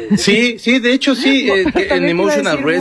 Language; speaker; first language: Spanish; native; Spanish